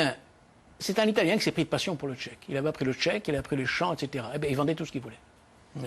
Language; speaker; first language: French; native; French